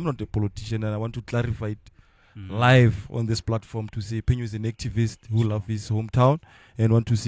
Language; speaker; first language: English; non-native, local second language; Tswana